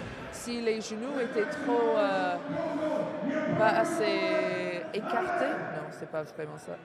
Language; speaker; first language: French; non-native, learner; English